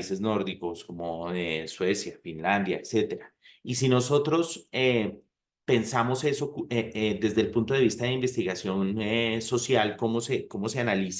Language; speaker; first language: Spanish; native; Spanish